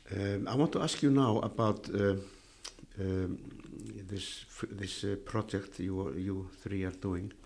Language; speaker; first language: English; non-native, fluent; Icelandic